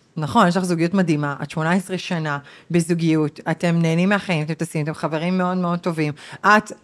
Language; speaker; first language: Hebrew; native; Hebrew